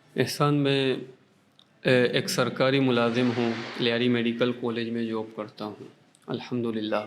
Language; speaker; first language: Urdu; non-native, local second language; Baluchi